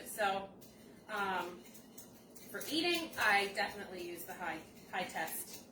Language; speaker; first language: English; native; English